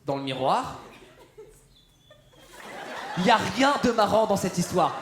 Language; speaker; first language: French; native; French